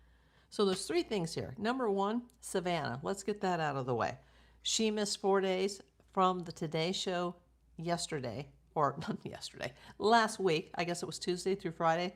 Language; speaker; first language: English; native; English